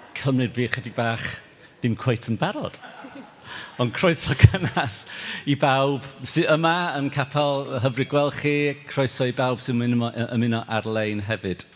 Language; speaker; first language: Welsh; native; Welsh